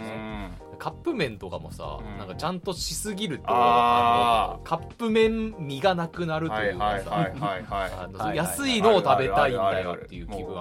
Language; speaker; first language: Japanese; native; Japanese